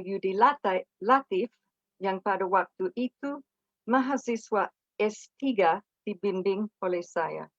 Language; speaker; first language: Indonesian; non-native, fluent; English